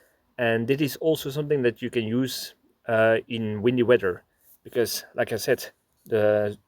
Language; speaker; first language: English; non-native, fluent; Dutch